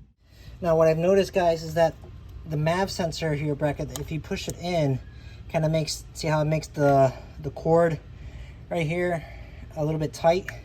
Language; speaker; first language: English; native; English